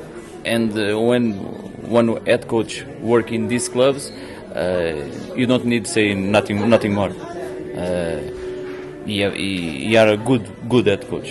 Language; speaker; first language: English; non-native, learner; Portuguese